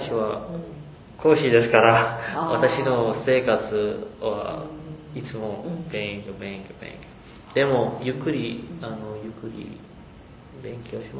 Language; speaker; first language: Japanese; non-native, learner; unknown